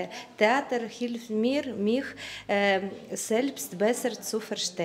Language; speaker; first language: German; non-native, learner; Ukrainian